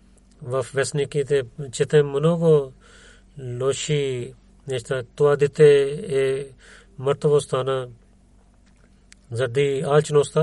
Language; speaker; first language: Bulgarian; non-native, learner; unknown